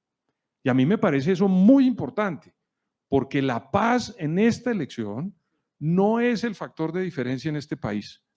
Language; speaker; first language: Spanish; native; Spanish